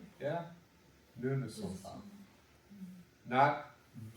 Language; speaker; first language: French; non-native, learner; English